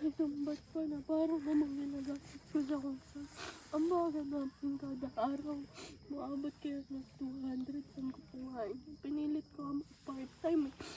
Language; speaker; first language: Filipino; native; Filipino